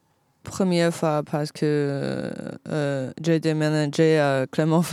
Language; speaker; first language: French; non-native, fluent; Chinese